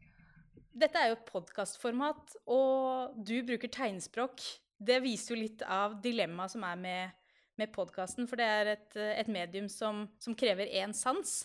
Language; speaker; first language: Norwegian; native; Norwegian